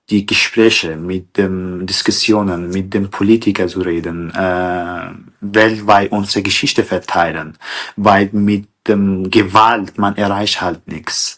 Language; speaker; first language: German; non-native, fluent; Kurdish